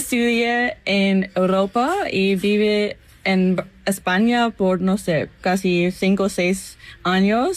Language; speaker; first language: Spanish; non-native, fluent; English